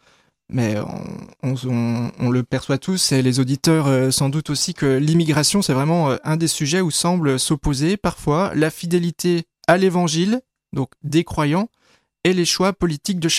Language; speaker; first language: French; native; French